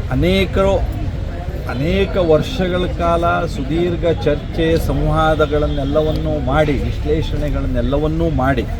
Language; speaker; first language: Kannada; native; Kannada